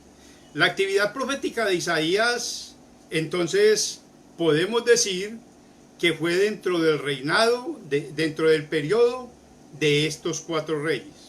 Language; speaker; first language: Spanish; native; Spanish